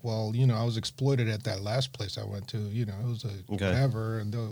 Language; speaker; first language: English; native; English